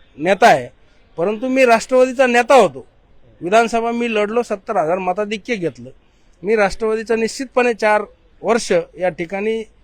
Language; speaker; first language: Marathi; native; Marathi